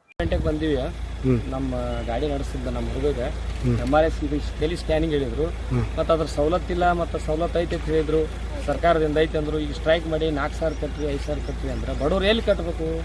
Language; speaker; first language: Kannada; native; Kannada